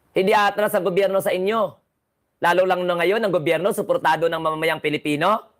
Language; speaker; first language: Filipino; non-native, local second language; Cebuano